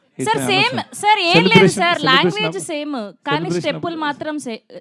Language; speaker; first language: Telugu; native; Telugu